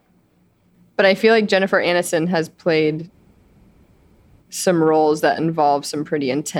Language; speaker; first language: English; native; English